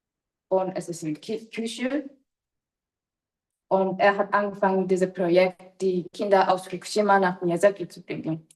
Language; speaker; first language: German; non-native, fluent; Japanese